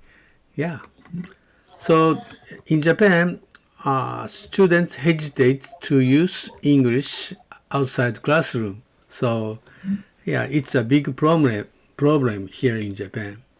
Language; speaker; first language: English; non-native, learner; Japanese